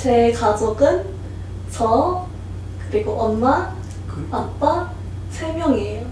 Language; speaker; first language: English; early bilingual, other home language; Korean